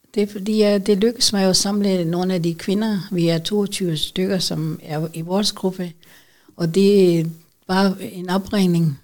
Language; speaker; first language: Danish; non-native, fluent; Urdu